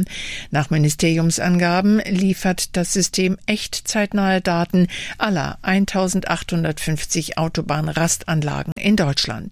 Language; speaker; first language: German; native; German